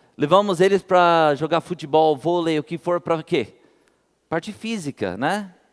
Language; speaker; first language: Portuguese; non-native, fluent; English